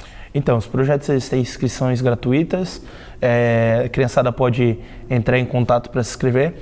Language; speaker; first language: Portuguese; native; Portuguese